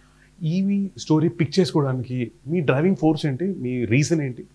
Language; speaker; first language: Telugu; native; Telugu